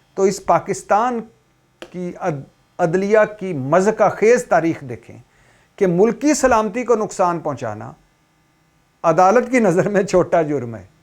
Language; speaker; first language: Urdu; native; Urdu